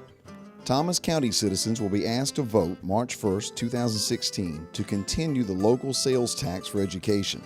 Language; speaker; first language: English; native; English